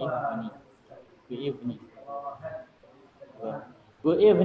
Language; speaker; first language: English; non-native, learner; Indonesian